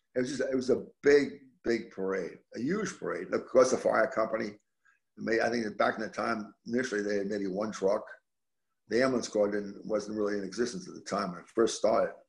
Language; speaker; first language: English; native; English